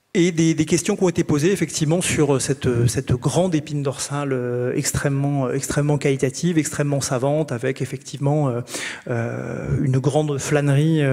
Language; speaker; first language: French; native; French